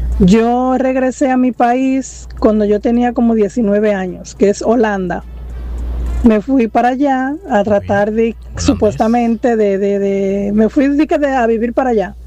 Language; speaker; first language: Spanish; early bilingual, other home language; Dutch